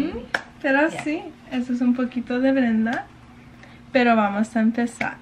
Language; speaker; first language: Spanish; early bilingual, heritage; English